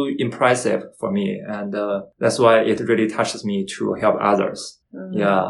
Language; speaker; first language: English; non-native, learner; Chinese